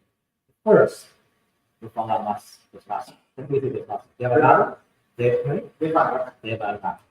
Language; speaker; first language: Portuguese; non-native, learner; English